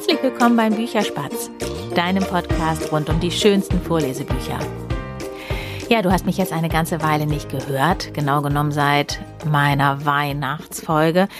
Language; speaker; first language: German; native; German